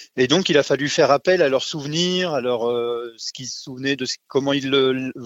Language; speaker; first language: French; native; French